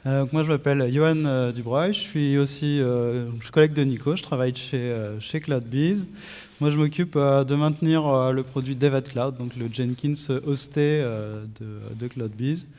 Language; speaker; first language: French; native; French